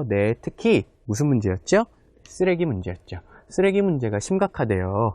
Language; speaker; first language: Korean; native; Korean